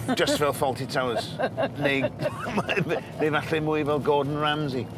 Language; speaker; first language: Welsh; native; Welsh